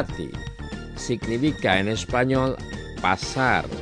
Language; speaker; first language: Spanish; non-native, fluent; Indonesian